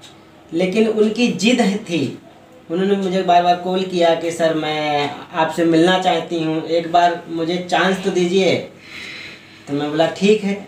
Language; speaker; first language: Hindi; native; Hindi